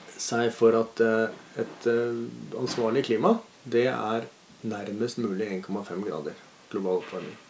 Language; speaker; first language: Norwegian; native; Norwegian